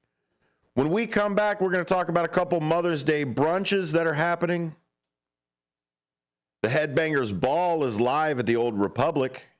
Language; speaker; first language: English; native; English